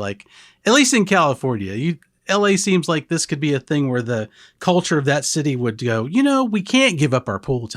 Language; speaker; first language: English; native; English